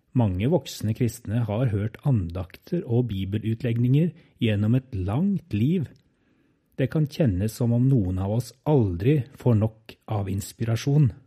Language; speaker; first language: Norwegian; native; Norwegian